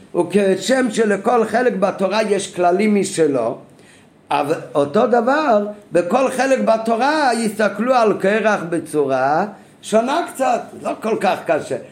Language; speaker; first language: Hebrew; non-native, fluent; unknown